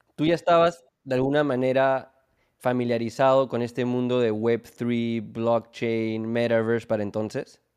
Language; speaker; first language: Spanish; native; Spanish